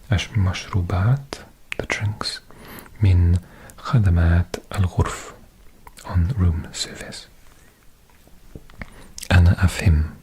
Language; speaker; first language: Arabic; non-native, learner; English